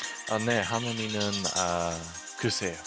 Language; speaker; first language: Korean; non-native, learner; English